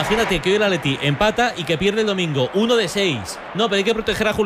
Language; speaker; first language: Spanish; native; Spanish